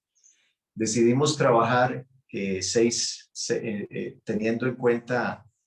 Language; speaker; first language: Spanish; native; Spanish